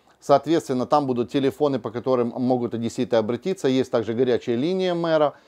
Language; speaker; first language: Russian; native; Russian